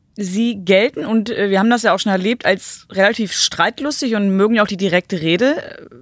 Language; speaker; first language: German; native; German